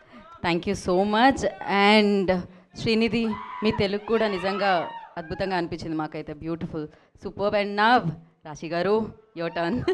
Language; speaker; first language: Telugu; native; Telugu